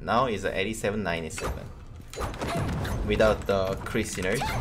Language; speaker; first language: English; non-native, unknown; Korean